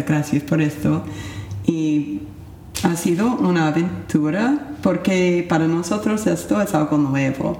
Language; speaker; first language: Spanish; non-native, fluent; English